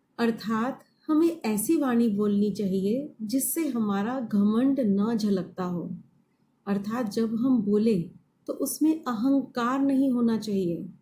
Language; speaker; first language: Hindi; native; Hindi